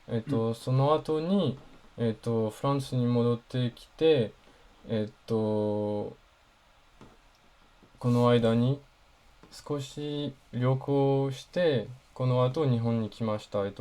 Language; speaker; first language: Japanese; non-native, learner; French